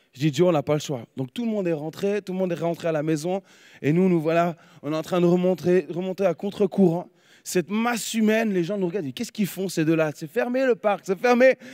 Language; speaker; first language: French; native; French